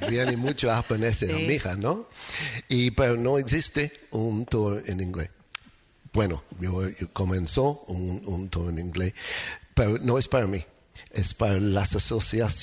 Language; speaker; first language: Spanish; non-native, fluent; English